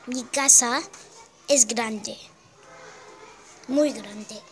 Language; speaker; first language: Spanish; early bilingual, heritage; Spanish